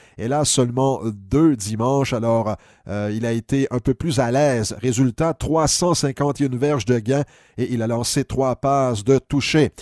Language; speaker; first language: French; native; French